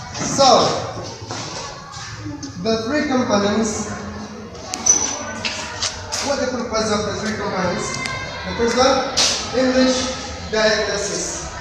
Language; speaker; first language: English; non-native, learner; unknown